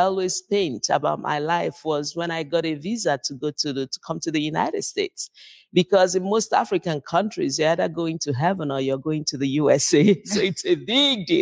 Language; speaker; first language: English; non-native, local second language; Igbo